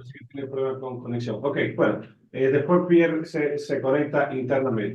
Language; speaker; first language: Spanish; native; Spanish